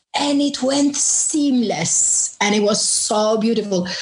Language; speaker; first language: English; non-native, fluent; Albanian